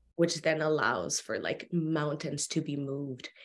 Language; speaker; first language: English; early bilingual, other home language; Spanish